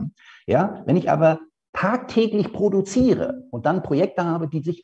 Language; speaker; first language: German; native; German